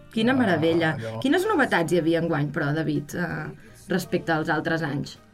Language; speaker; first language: Catalan; native; Catalan